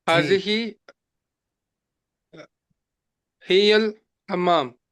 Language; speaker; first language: Arabic; non-native, learner; Urdu